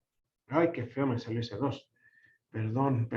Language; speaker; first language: Spanish; native; Spanish